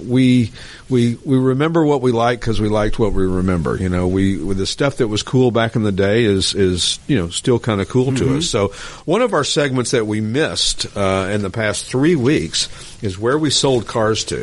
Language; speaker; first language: English; native; English